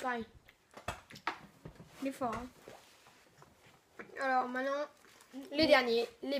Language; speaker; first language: French; native; French